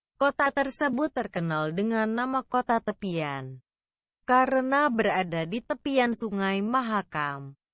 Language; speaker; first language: Indonesian; native; Indonesian